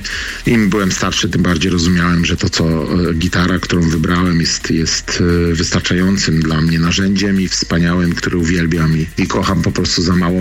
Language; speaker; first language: Polish; native; Polish